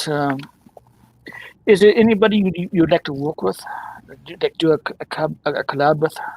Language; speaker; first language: English; native; English